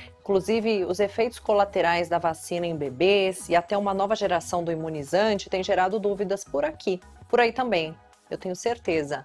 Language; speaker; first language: Portuguese; native; Portuguese